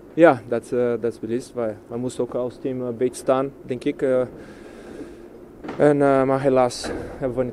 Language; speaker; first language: Dutch; non-native, fluent; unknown